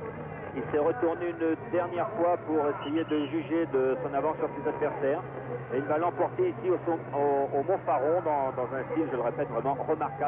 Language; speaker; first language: French; native; French